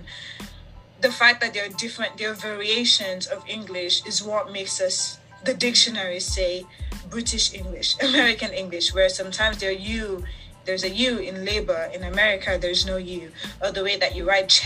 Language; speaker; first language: English; native; English